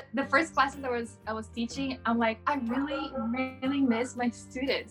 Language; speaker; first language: English; non-native, fluent; Portuguese